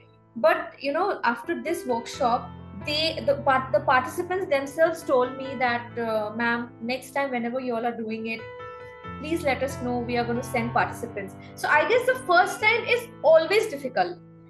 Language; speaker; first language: English; non-native, local second language; Assamese